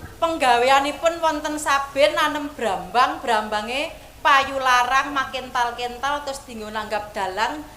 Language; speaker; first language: Javanese; native; Javanese